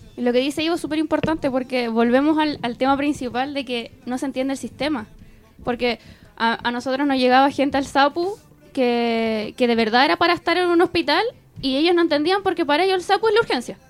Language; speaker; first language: Spanish; native; Spanish